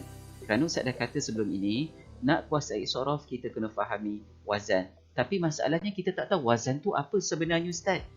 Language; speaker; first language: Malay; native; Malay